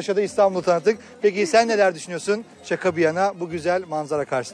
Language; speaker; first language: Turkish; native; Turkish